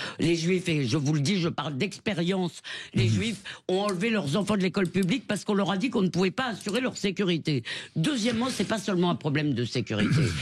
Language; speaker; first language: French; native; French